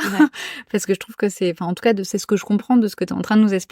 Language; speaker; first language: French; native; French